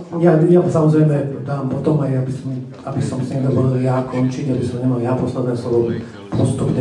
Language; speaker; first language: Slovak; native; Slovak